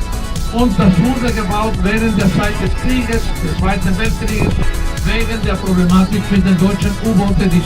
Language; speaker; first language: German; non-native, fluent; Spanish